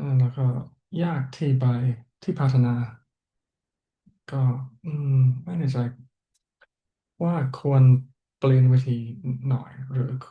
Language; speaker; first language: Thai; non-native, learner; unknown